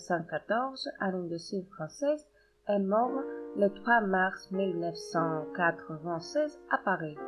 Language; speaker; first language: French; non-native, learner; Greek